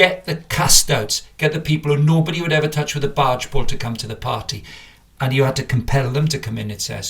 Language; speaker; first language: English; native; English